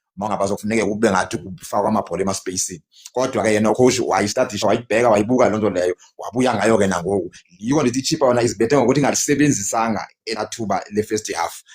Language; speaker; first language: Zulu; non-native, local second language; Xhosa